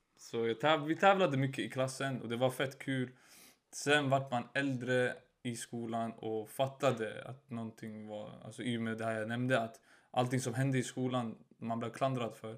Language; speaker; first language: Swedish; early bilingual, other home language; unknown